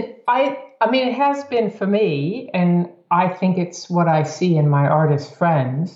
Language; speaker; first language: English; native; English